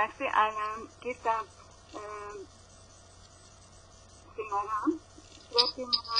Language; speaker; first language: Greek; non-native, learner; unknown